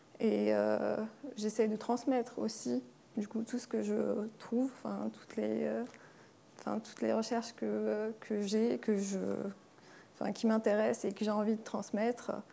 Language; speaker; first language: French; non-native, local second language; Kabyle